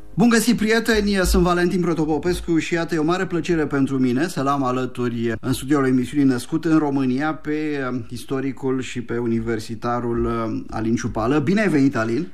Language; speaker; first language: Romanian; native; Romanian